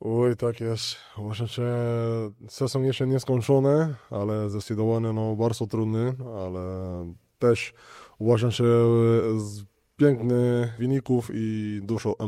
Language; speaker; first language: Polish; non-native, learner; Spanish